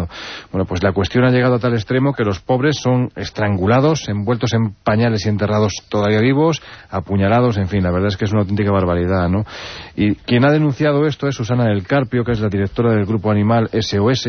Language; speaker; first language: Spanish; native; Spanish